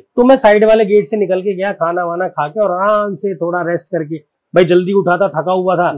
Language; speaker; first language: Hindi; native; Hindi